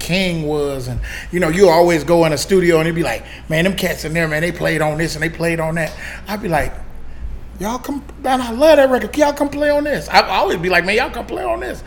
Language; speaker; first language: English; native; English